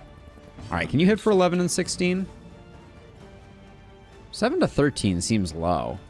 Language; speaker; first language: English; native; English